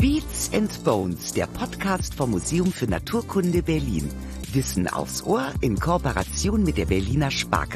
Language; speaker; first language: German; native; German